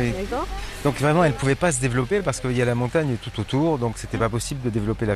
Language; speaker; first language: French; native; French